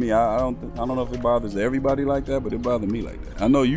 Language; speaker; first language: English; native; English